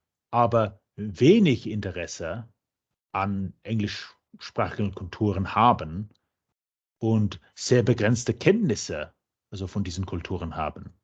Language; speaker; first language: German; non-native, fluent; English